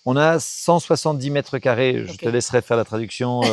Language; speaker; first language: French; native; French